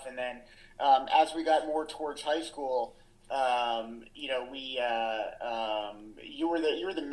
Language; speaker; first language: English; native; English